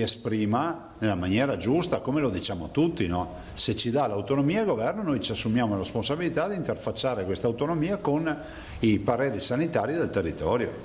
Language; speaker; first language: Italian; native; Italian